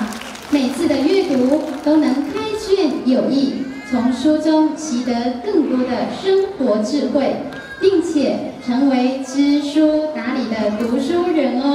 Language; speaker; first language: Chinese; native; Chinese